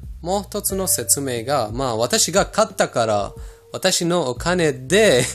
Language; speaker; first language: Japanese; non-native, fluent; Persian